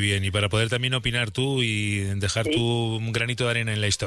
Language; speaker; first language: Spanish; native; Spanish